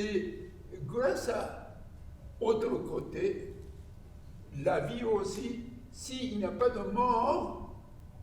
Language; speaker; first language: French; non-native, learner; Japanese